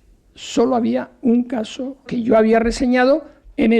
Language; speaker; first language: Spanish; native; Spanish